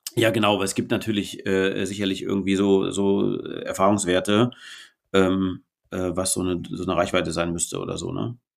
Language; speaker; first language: German; native; German